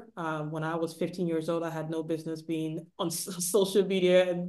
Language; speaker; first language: English; non-native, local second language; Igbo